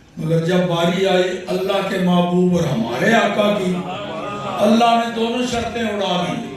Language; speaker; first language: Urdu; non-native, local second language; Punjabi